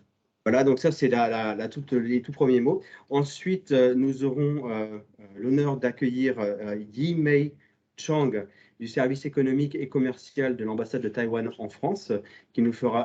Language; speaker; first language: French; native; French